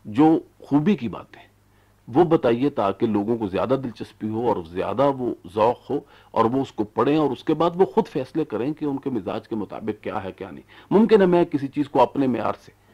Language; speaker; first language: Urdu; non-native, local second language; Punjabi